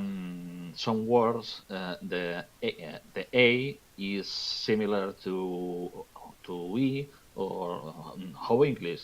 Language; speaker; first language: English; non-native, learner; Catalan